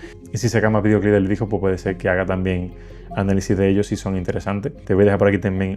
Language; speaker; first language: Spanish; native; Spanish